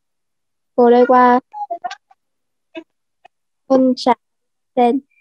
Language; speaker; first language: Japanese; non-native, learner; Vietnamese